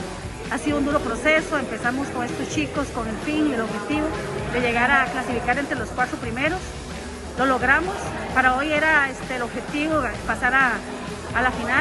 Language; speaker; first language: Spanish; native; Spanish